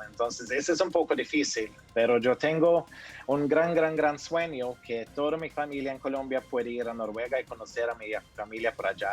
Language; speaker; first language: Spanish; early bilingual, heritage; Norwegian